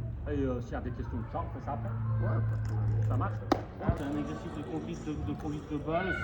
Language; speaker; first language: French; native; French